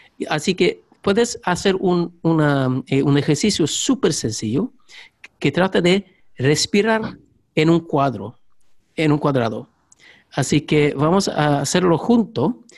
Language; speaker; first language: Spanish; non-native, learner; Swedish